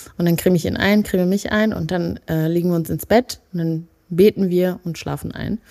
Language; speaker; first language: German; early bilingual, other home language; Kinyarwanda